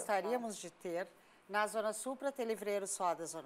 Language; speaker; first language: Portuguese; native; Portuguese